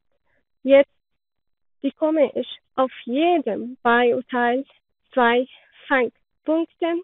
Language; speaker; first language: German; non-native, learner; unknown